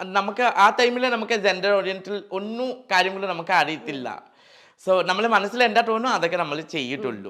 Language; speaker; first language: Malayalam; non-native, local second language; Assamese